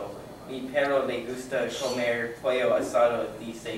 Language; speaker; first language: Spanish; non-native, learner; English